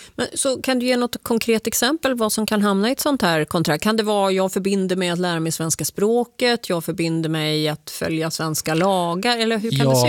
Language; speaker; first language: Swedish; native; Swedish